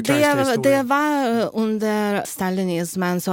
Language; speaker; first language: Swedish; non-native, fluent; Ukrainian